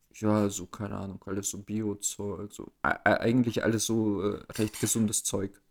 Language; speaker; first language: German; early bilingual, other home language; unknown